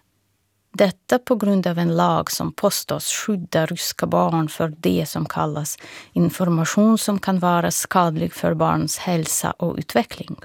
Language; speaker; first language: Swedish; non-native, fluent; Russian